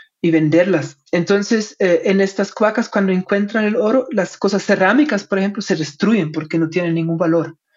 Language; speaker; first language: Spanish; non-native, fluent; German